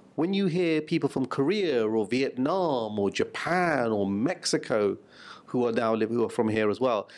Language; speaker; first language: English; native; English